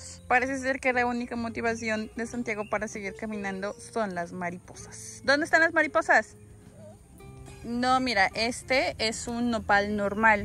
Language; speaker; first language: Spanish; native; Spanish